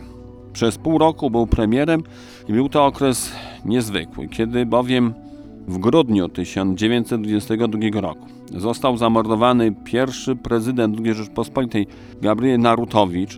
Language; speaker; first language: Polish; native; Polish